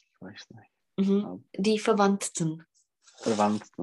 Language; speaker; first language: German; non-native, fluent; Czech